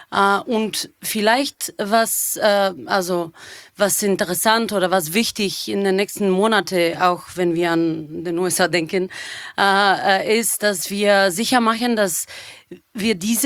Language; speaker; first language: German; non-native, fluent; Bulgarian